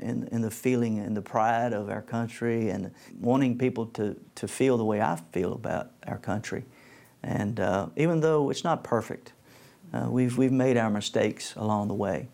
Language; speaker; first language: English; native; English